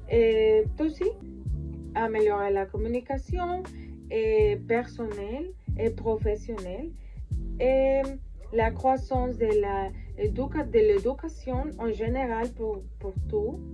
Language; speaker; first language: French; non-native, learner; Spanish